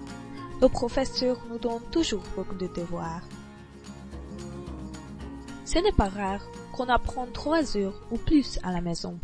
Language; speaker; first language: French; non-native, learner; Hungarian